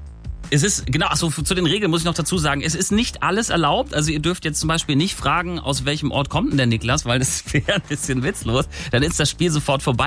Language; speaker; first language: German; native; German